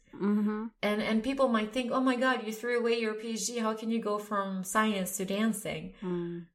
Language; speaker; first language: English; non-native, fluent; Swedish